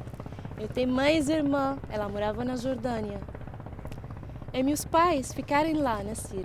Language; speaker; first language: Portuguese; non-native, fluent; Arabic